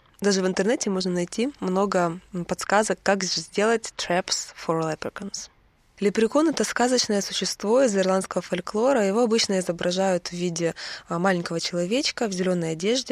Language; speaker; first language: Russian; native; Russian